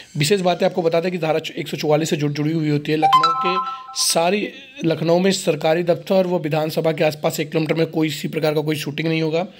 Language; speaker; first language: Hindi; native; Hindi